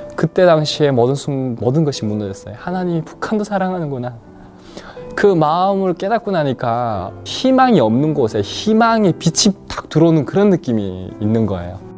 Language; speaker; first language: Korean; native; Korean